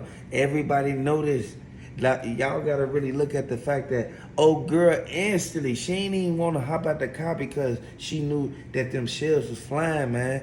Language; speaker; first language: English; native; English